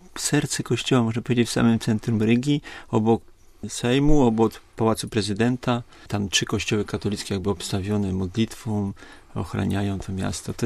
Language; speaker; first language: Polish; native; Polish